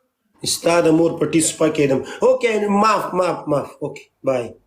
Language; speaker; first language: Arabic; non-native, learner; Pashto